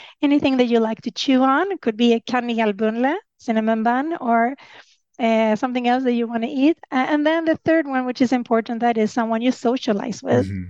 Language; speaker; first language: English; non-native, fluent; Swedish